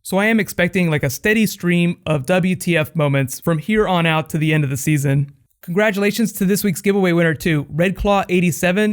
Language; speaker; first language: English; native; English